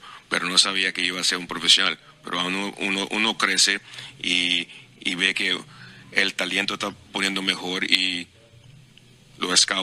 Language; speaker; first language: Spanish; non-native, fluent; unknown